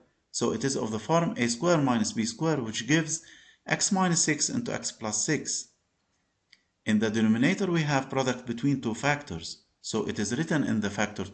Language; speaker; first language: English; non-native, local second language; Arabic